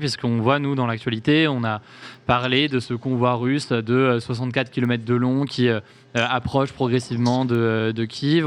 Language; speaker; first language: French; native; French